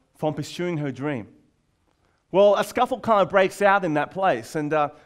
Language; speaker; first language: English; native; English